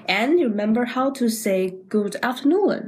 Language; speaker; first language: English; non-native, fluent; Chinese